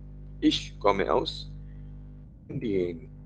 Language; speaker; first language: German; non-native, learner; Marathi